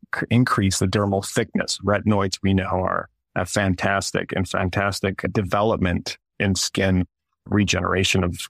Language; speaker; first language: English; early bilingual, other home language; Russian